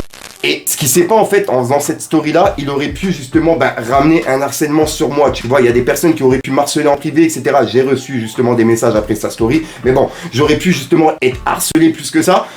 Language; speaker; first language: French; native; French